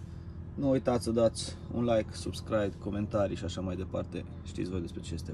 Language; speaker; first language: Romanian; native; Romanian